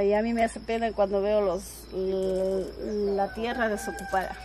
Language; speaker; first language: Spanish; native; Spanish